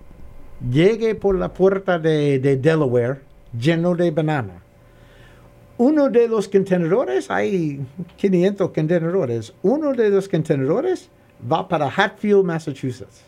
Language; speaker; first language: Spanish; non-native, learner; English